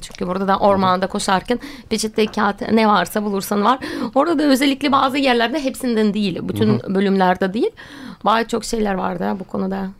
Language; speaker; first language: Turkish; non-native, fluent; Russian